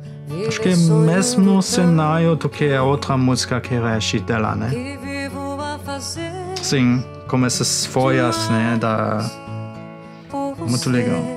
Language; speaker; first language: Portuguese; non-native, fluent; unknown